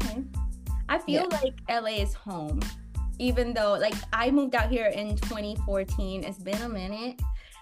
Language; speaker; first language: English; native; English